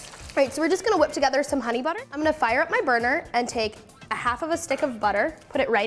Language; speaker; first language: English; native; English